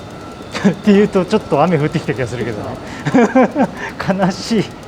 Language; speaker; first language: Japanese; native; Japanese